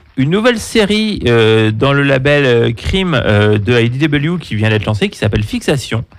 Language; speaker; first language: French; native; French